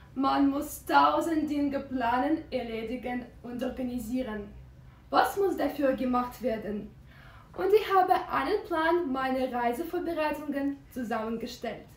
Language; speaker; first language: German; non-native, fluent; Russian